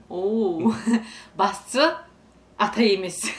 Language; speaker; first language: Kazakh; native; Kazakh